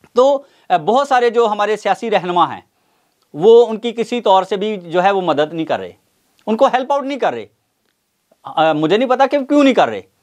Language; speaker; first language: Urdu; non-native, local second language; Punjabi